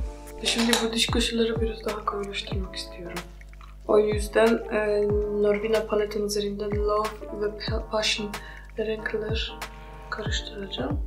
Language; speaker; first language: Turkish; non-native, fluent; Polish